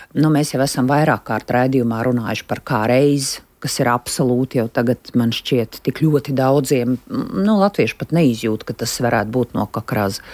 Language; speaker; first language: Latvian; native; Latvian